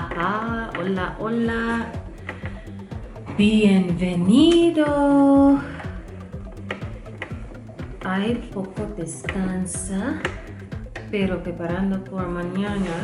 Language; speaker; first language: Spanish; non-native, learner; English